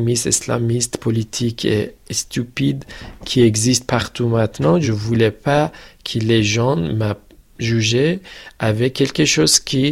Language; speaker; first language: French; non-native, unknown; Persian